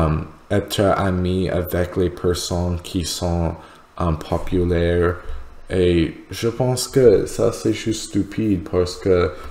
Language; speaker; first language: French; non-native, learner; English